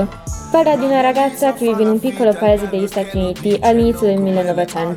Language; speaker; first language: Italian; native; Italian